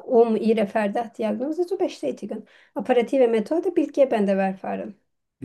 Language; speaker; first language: German; non-native, learner; Turkish